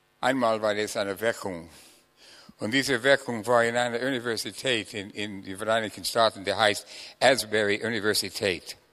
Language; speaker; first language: German; non-native, fluent; English